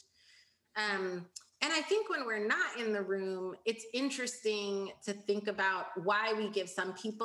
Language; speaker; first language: English; native; English